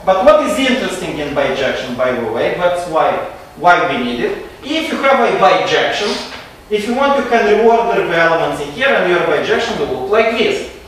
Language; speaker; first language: English; non-native, fluent; Romanian